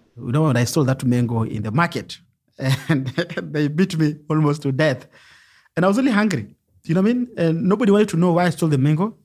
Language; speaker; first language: English; non-native, local second language; Luo (Kenya and Tanzania)